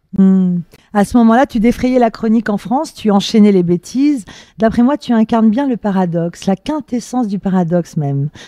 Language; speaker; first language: French; native; French